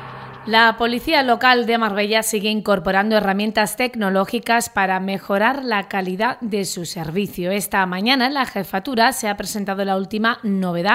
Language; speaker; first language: Spanish; native; Spanish